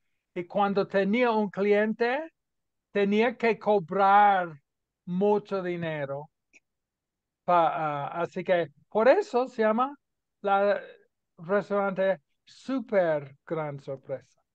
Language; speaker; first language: Spanish; non-native, fluent; English